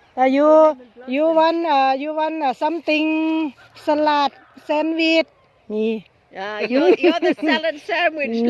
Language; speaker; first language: English; non-native, learner; Thai